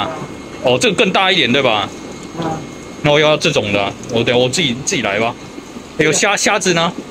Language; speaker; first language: Chinese; native; Chinese